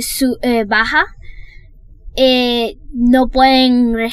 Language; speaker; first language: Spanish; early bilingual, heritage; Spanish